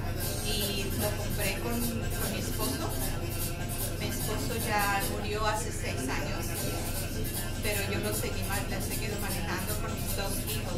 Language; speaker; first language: Spanish; early bilingual, other home language; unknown